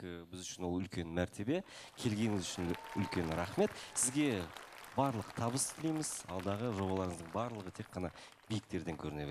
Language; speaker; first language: Kazakh; native; Kazakh